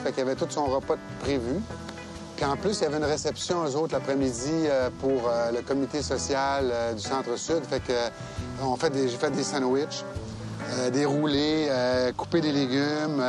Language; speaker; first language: French; native; French